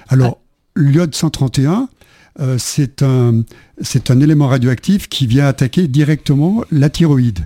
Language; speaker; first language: French; native; French